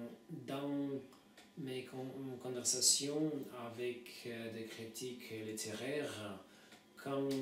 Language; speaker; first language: French; non-native, fluent; Russian